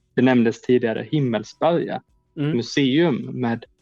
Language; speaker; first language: Swedish; native; Swedish